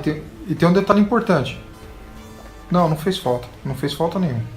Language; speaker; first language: Portuguese; native; Portuguese